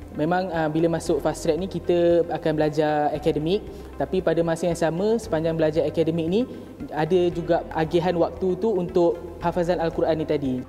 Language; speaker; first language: Malay; native; Malay